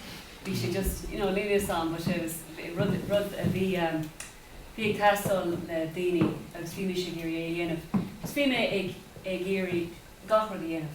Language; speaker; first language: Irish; non-native, local second language; English